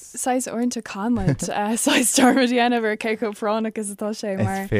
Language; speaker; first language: Irish; non-native, local second language; English